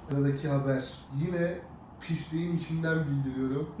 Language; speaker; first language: Turkish; native; Turkish